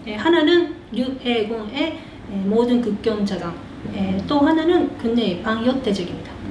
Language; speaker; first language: Korean; early bilingual, heritage; Korean